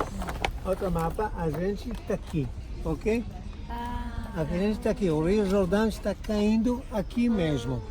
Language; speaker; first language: Portuguese; non-native, learner; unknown